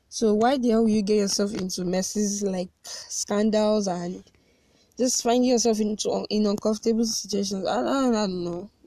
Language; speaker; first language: English; non-native, local second language; Yoruba